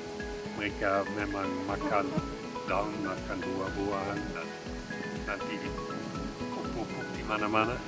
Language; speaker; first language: Indonesian; non-native, fluent; Dutch